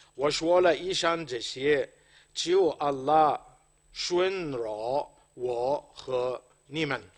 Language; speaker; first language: Chinese; non-native, fluent; Arabic